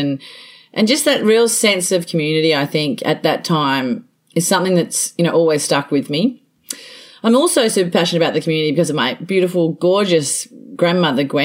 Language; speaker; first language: English; native; English